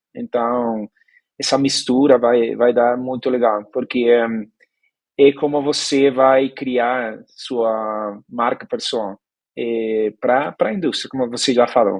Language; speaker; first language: Portuguese; non-native, fluent; Spanish